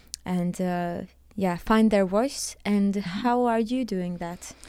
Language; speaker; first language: English; non-native, fluent; Latvian